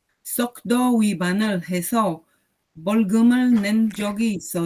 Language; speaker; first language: Korean; non-native, learner; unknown